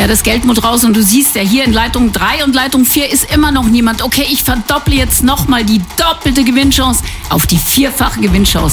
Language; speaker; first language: German; native; German